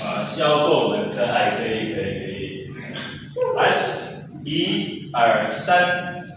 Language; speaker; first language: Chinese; non-native, learner; Indonesian